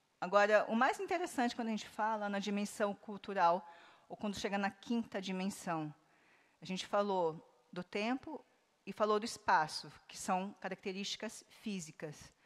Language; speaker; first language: Portuguese; native; Portuguese